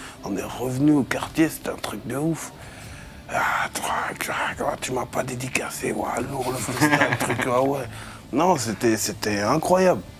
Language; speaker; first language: French; native; French